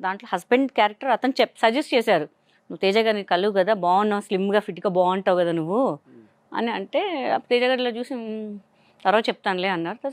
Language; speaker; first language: Telugu; non-native, local second language; Hindi